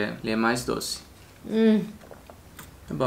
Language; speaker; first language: Portuguese; non-native, learner; Dutch